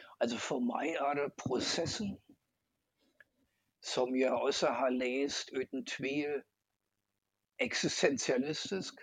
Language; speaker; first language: Norwegian; non-native, fluent; German